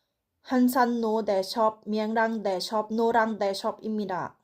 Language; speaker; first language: Korean; non-native, learner; Thai